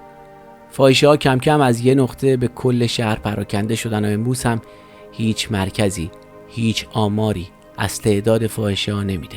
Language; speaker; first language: Persian; native; Persian